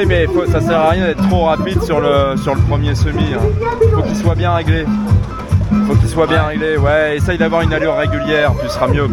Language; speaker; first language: French; native; French